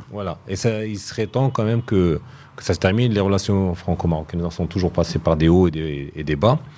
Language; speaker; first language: French; non-native, local second language; Arabic